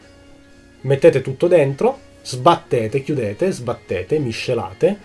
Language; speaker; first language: Italian; native; Italian